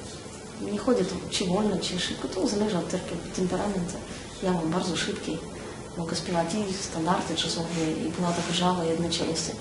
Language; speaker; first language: Polish; non-native, learner; Russian